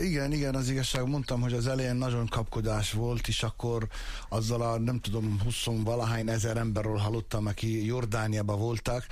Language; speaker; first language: Hungarian; non-native, fluent; Arabic